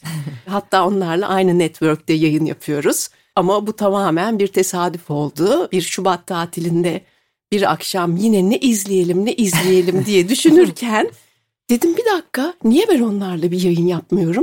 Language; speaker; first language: Turkish; native; Turkish